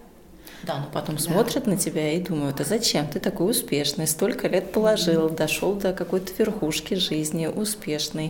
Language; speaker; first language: Russian; native; Russian